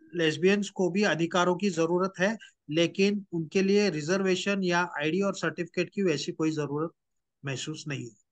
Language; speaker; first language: Hindi; non-native, local second language; Marathi